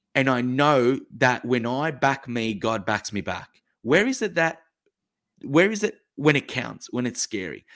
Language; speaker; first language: English; early bilingual, other home language; Italian